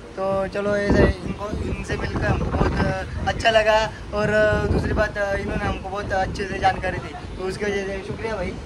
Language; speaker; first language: Hindi; non-native, local second language; Marathi